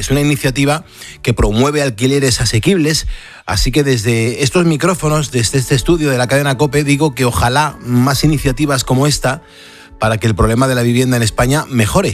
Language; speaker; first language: Spanish; native; Spanish